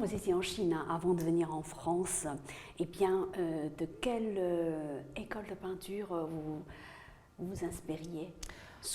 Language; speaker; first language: French; native; French